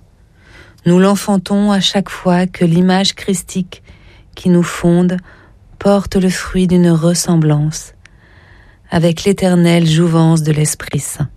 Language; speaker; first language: French; native; French